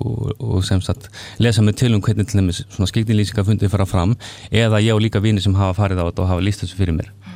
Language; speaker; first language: Icelandic; native; Icelandic